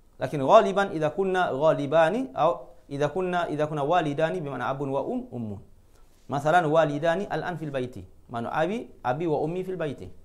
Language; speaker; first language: Arabic; non-native, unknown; Malay